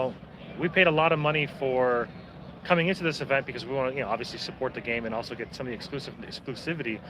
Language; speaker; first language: English; native; English